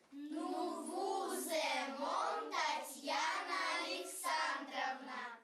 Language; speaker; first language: French; non-native, learner; Russian